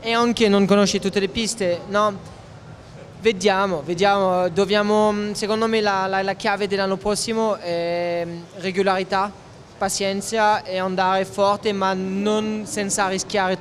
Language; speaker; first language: Italian; non-native, fluent; French